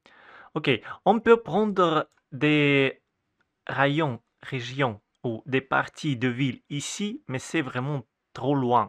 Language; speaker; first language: French; non-native, fluent; Russian